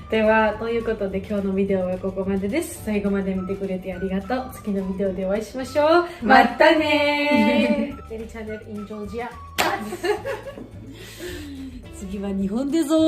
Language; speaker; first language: Japanese; non-native, learner; Georgian